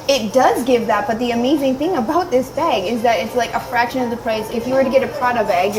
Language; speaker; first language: English; native; English